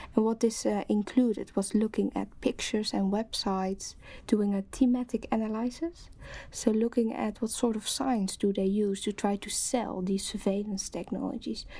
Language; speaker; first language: English; non-native, fluent; Dutch